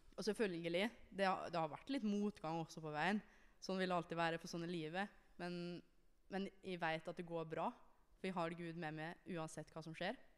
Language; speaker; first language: Norwegian; native; Norwegian